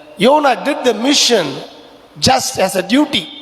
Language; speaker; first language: English; non-native, local second language; Tamil